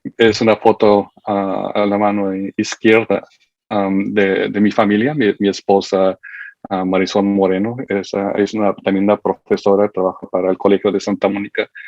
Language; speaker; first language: Spanish; early bilingual, heritage; Spanish